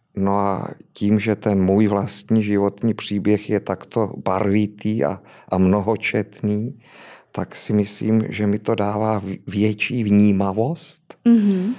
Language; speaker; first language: Czech; native; Czech